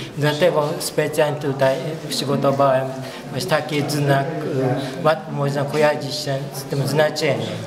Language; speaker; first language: Polish; non-native, fluent; Japanese